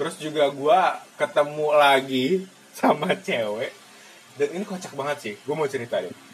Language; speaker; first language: Indonesian; native; Indonesian